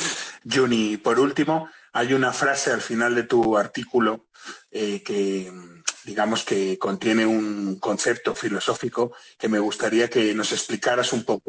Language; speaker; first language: Spanish; native; Spanish